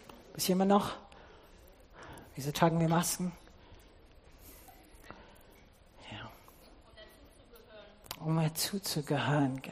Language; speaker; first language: German; non-native, fluent; English